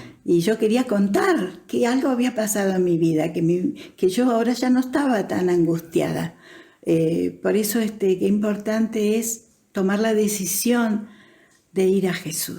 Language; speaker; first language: Spanish; native; Spanish